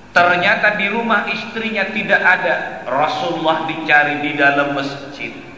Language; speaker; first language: Indonesian; non-native, local second language; Banjar